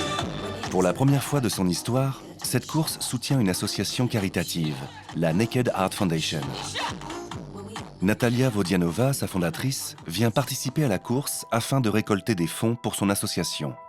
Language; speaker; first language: French; native; French